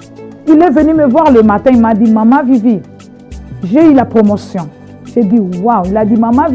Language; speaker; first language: French; non-native, local second language; Lingala